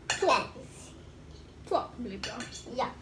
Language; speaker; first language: Swedish; non-native, learner; Thai